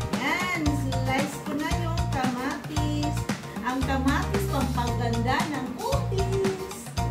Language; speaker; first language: Filipino; non-native, local second language; Cebuano